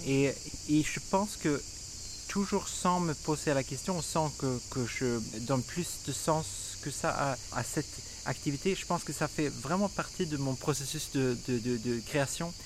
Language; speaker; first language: French; non-native, fluent; Swedish